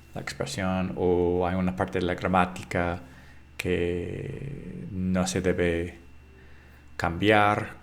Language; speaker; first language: Spanish; non-native, fluent; English